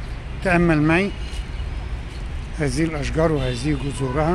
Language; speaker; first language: Arabic; native; Arabic